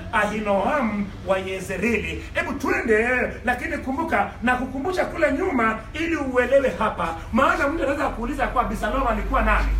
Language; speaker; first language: Swahili; non-native, local second language; Luo (Kenya and Tanzania)